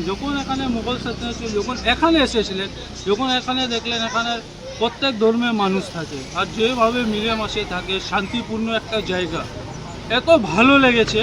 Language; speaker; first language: Bangla; non-native, local second language; Urdu